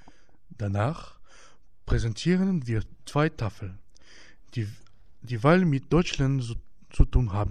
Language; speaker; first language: German; non-native, learner; French